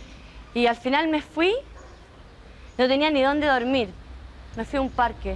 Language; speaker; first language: Spanish; native; Spanish